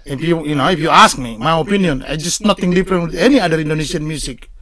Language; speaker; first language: English; non-native, fluent; Indonesian